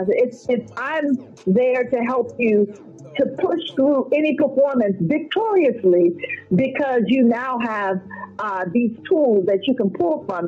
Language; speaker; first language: English; native; English